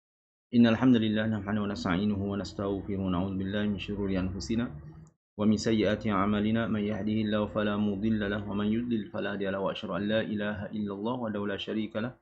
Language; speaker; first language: Arabic; non-native, fluent; Malay